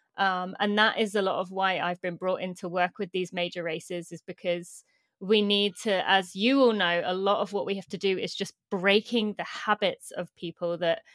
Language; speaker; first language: English; native; English